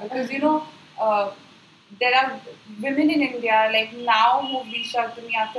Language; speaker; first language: English; non-native, local second language; Hindi